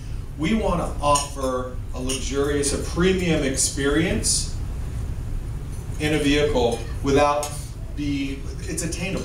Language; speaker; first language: English; native; English